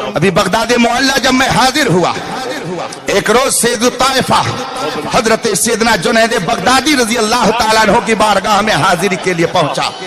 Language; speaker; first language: Urdu; native; Urdu